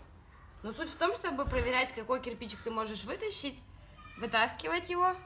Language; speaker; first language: Russian; native; Russian